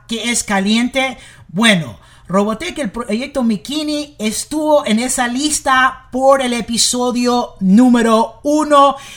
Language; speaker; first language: Spanish; early bilingual, heritage; English